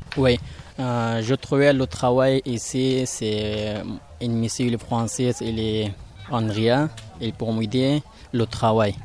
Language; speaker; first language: French; non-native, learner; Pashto